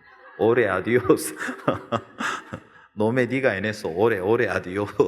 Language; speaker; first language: Spanish; non-native, learner; Korean